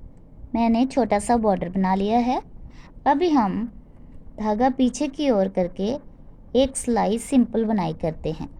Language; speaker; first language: Hindi; non-native, local second language; Punjabi